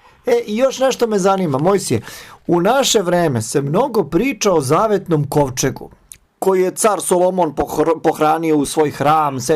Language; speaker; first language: Bosnian; native; Bosnian